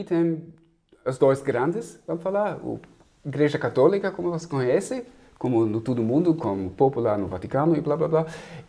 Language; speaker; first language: Portuguese; non-native, fluent; German